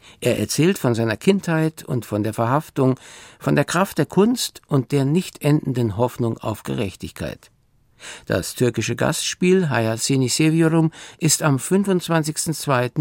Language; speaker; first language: German; native; German